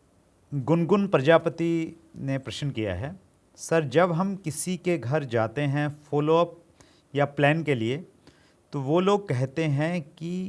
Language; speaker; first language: Hindi; native; Hindi